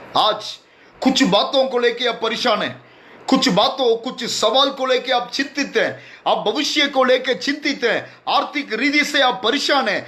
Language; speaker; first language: Hindi; non-native, local second language; Tamil